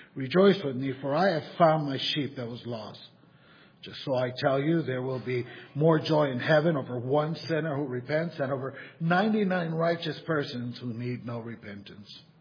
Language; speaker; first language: English; native; English